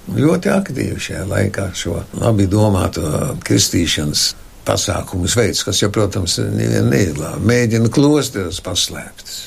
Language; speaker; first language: Latvian; non-native, local second language; German